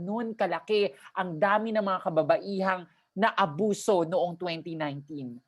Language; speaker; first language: Filipino; native; Filipino